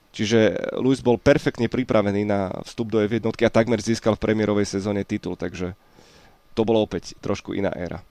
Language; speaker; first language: Slovak; native; Slovak